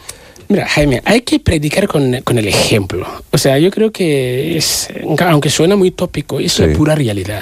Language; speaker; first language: Spanish; non-native, fluent; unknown